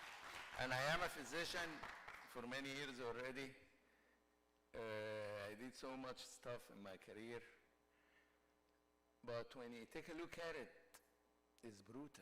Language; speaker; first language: English; non-native, fluent; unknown